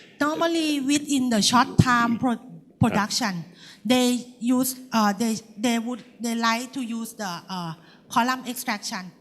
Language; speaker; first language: English; non-native, learner; Thai